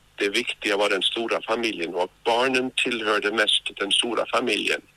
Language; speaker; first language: Swedish; non-native, fluent; Norwegian